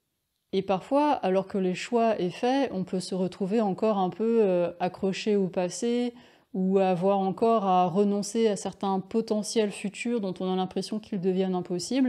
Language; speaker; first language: French; native; French